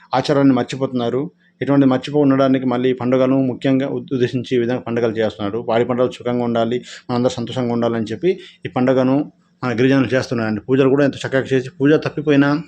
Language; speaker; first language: Telugu; non-native, local second language; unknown